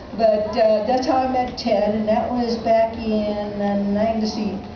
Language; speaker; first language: English; native; English